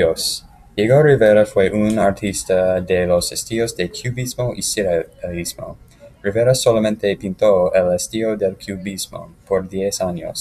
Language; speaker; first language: Spanish; non-native, learner; English